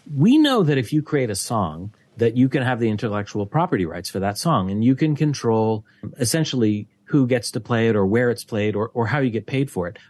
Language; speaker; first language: English; native; English